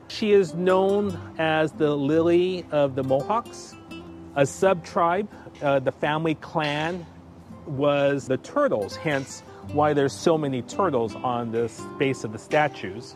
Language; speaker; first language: English; native; English